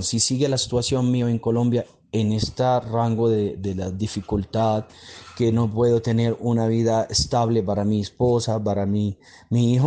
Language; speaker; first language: Spanish; non-native, fluent; Arabic